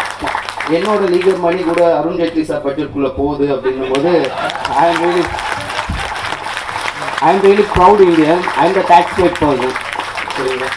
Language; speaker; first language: Tamil; native; Tamil